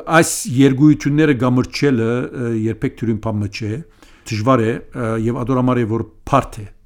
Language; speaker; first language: Armenian; early bilingual, heritage; Armenian